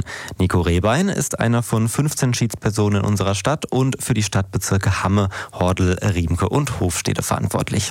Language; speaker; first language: German; native; German